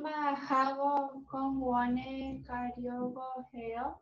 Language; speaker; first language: Korean; non-native, learner; Spanish